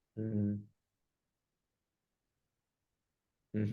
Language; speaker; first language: Chinese; non-native, fluent; English